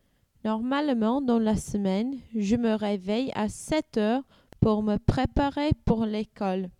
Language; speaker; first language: French; non-native, learner; English